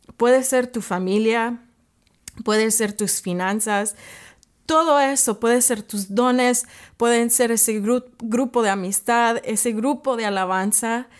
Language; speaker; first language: Spanish; early bilingual, heritage; English